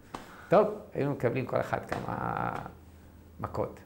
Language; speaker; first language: Hebrew; non-native, fluent; Arabic